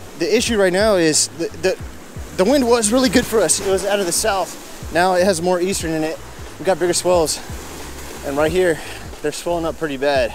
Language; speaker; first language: English; native; English